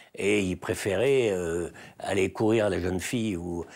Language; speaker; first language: French; native; French